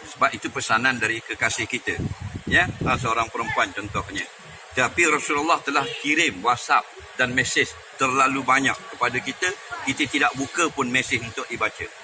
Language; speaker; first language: Malay; native; Malay